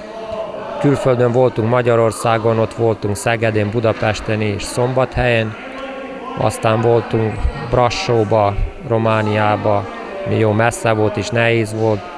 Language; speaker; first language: Hungarian; native; Hungarian